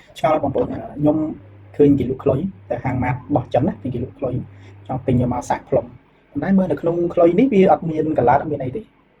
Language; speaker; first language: Khmer; native; Khmer